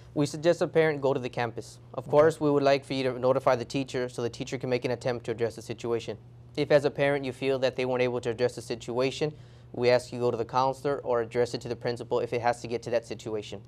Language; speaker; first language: English; early bilingual, other home language; Spanish